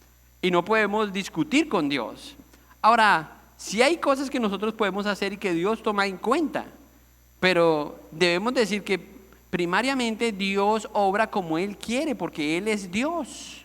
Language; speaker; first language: Spanish; native; Spanish